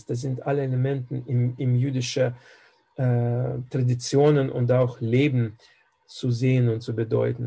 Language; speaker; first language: German; non-native, fluent; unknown